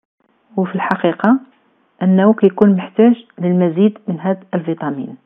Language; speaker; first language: Arabic; native; Arabic